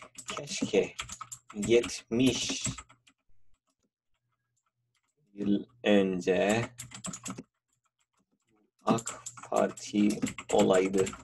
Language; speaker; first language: Turkish; non-native, fluent; Urdu